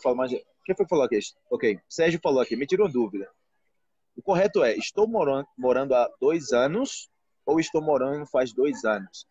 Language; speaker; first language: Portuguese; native; Portuguese